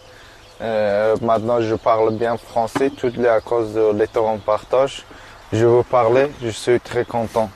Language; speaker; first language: French; non-native, learner; Persian